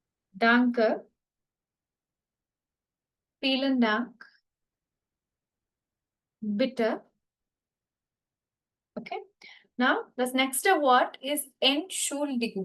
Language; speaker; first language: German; non-native, fluent; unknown